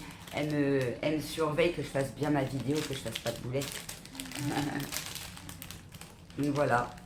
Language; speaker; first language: French; native; French